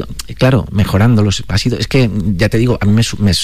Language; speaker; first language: Spanish; native; Spanish